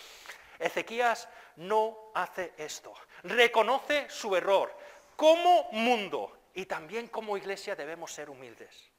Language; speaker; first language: Spanish; non-native, fluent; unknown